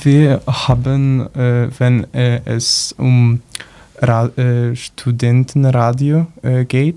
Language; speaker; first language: German; non-native, learner; Polish